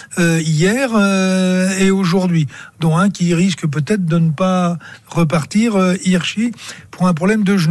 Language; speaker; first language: French; native; French